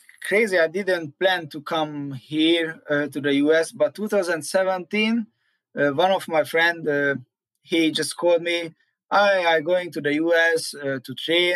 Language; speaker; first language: English; non-native, learner; Hungarian